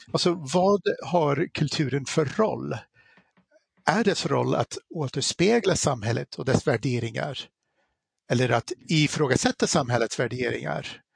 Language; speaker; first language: Swedish; non-native, fluent; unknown